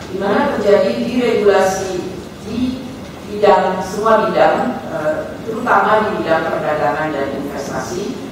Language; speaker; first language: Indonesian; native; Indonesian